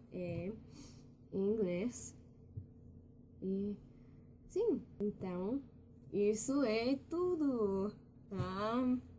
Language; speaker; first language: Portuguese; non-native, learner; English